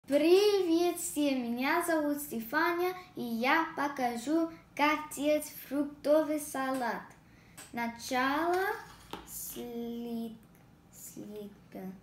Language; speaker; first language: Russian; non-native, learner; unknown